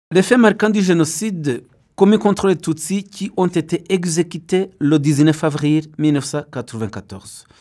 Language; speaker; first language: French; non-native, local second language; Kinyarwanda